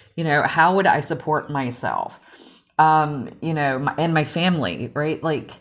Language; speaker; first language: English; native; English